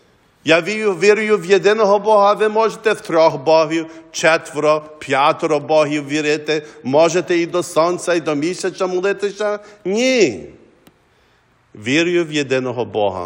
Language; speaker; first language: Ukrainian; early bilingual, heritage; Ukrainian